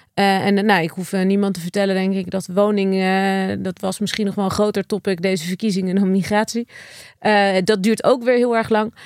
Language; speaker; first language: Dutch; native; Dutch